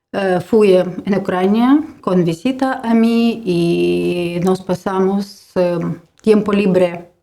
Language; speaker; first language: Spanish; non-native, learner; Ukrainian